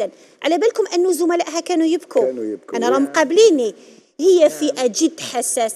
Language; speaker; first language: Arabic; native; Arabic